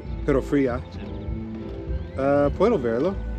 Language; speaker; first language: Spanish; non-native, learner; English